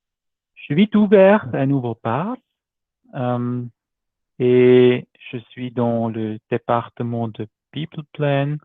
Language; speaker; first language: French; non-native, learner; German